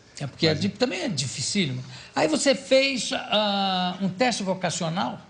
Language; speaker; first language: Portuguese; native; Portuguese